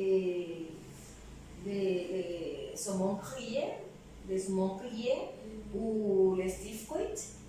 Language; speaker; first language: French; non-native, learner; Spanish